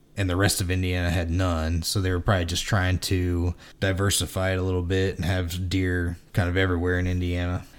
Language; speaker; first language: English; native; English